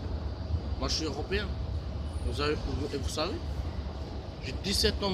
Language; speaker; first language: French; non-native, fluent; Bulgarian